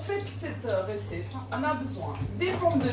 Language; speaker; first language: French; non-native, fluent; Portuguese